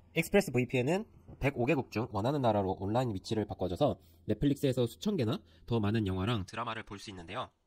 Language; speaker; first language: Korean; native; Korean